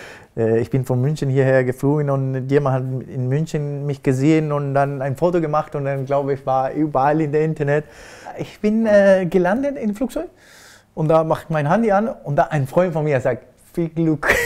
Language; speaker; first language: German; non-native, fluent; Spanish